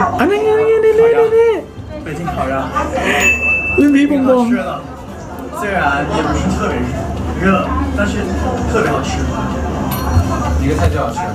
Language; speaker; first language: Chinese; non-native, learner; Thai